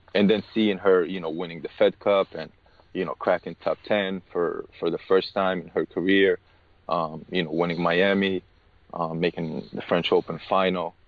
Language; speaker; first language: English; early bilingual, other home language; Arabic